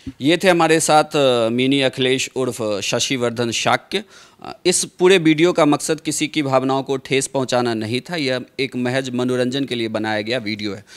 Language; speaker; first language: Hindi; native; Hindi